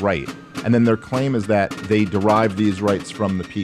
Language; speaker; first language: English; native; English